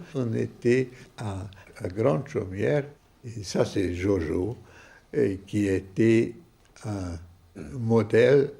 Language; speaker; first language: French; non-native, fluent; Hungarian